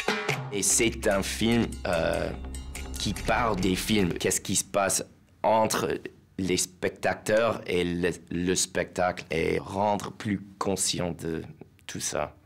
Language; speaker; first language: French; non-native, learner; English